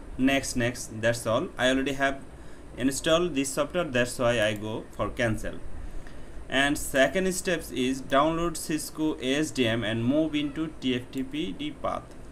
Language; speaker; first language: English; non-native, local second language; Bangla